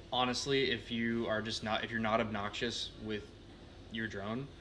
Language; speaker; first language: English; native; English